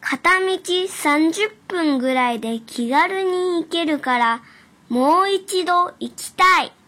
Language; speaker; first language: Japanese; early bilingual, other home language; Chinese